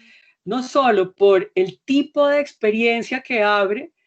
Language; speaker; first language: Spanish; native; Spanish